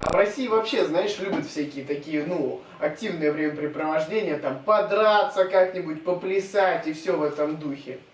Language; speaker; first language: Russian; native; Russian